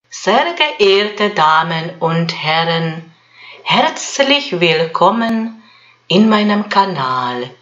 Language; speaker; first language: German; non-native, fluent; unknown